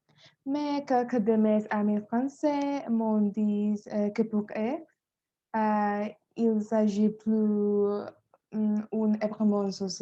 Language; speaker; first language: French; non-native, learner; Spanish